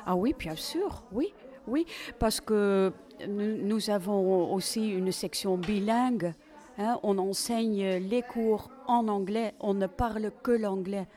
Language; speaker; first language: French; non-native, fluent; Dutch